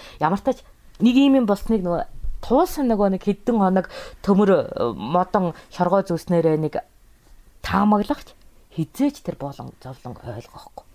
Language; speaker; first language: Mongolian; native; Mongolian